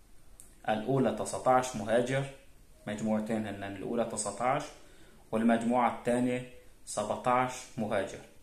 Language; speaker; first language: Arabic; native; Arabic